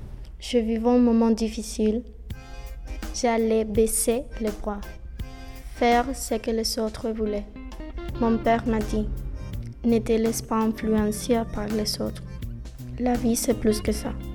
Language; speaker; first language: French; non-native, learner; Spanish